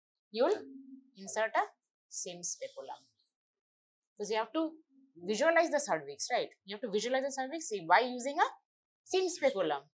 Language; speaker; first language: English; non-native, local second language; Bangla